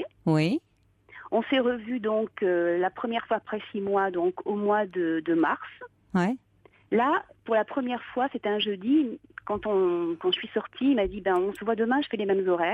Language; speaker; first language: French; native; French